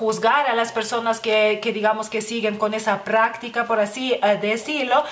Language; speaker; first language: Spanish; non-native, fluent; Lithuanian